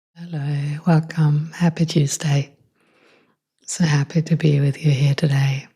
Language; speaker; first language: English; non-native, fluent; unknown